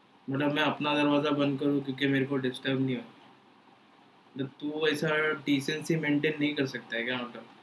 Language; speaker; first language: Hindi; native; Hindi